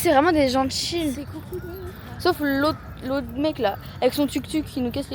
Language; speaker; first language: French; native; French